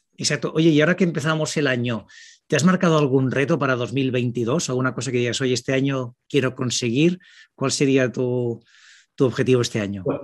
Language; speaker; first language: Spanish; native; Spanish